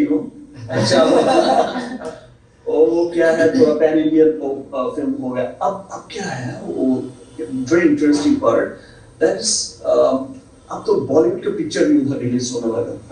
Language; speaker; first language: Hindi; non-native, learner; Bangla